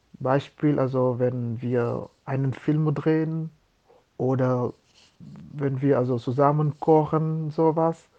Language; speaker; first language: German; non-native, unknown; Wolof